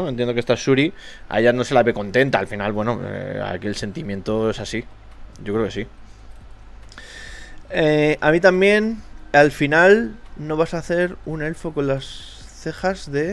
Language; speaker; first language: Spanish; native; Spanish